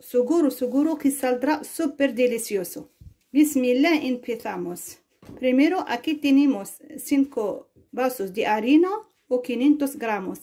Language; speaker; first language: Spanish; non-native, fluent; Arabic